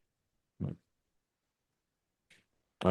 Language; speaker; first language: Arabic; non-native, fluent; Urdu